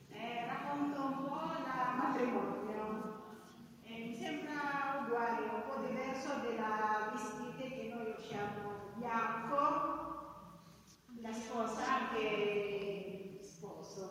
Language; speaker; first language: Italian; non-native, learner; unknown